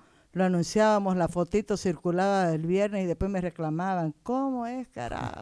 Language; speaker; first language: Spanish; native; Spanish